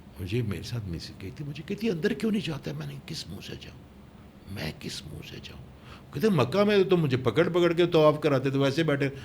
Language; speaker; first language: Urdu; non-native, local second language; Pashto